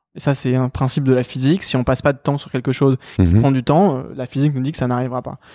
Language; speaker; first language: French; native; French